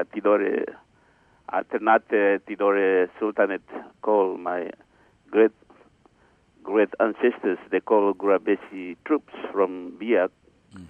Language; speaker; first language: English; non-native, learner; Indonesian